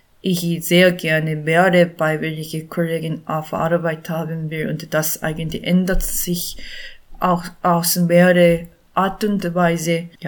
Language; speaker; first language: German; non-native, learner; Korean